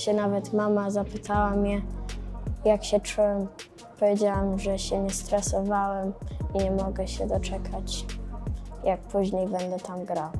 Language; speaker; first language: Polish; early bilingual, heritage; Polish